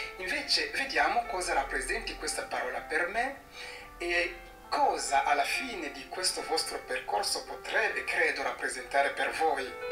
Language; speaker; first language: Italian; non-native, fluent; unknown